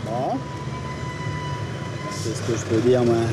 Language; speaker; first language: French; native; French